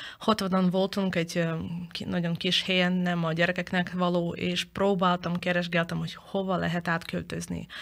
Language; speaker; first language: Hungarian; non-native, fluent; Ukrainian